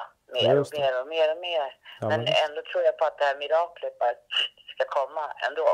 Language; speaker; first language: Swedish; native; Swedish